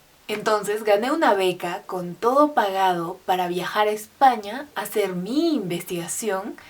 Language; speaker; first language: Spanish; native; Spanish